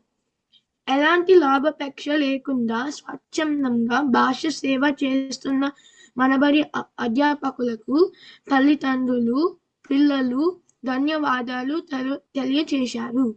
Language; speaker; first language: Telugu; early bilingual, heritage; Telugu